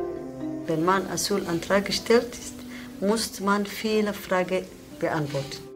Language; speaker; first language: German; non-native, learner; Somali